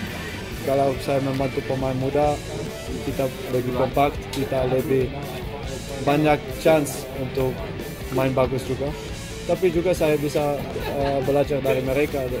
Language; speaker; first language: Indonesian; non-native, fluent; Dutch